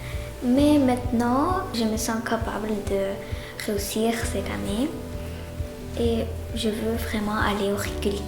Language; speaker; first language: French; non-native, learner; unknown